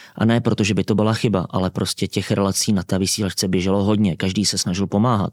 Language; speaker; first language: Czech; native; Czech